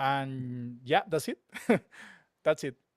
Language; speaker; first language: English; non-native, learner; Spanish